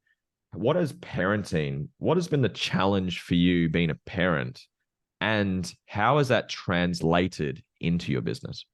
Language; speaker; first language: English; native; English